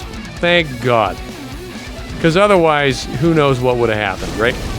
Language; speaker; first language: English; native; English